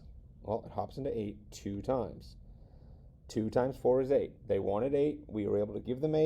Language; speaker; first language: English; native; English